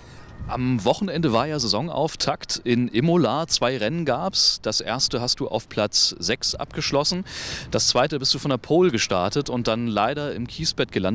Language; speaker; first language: German; native; German